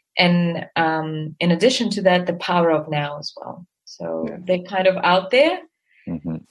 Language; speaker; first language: English; non-native, fluent; Russian